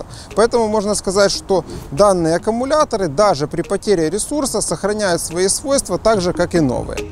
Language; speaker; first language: Russian; native; Russian